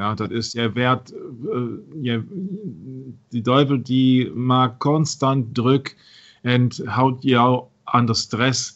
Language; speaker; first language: Dutch; non-native, learner; German